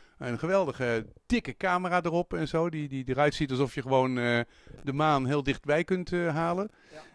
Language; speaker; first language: Dutch; native; Dutch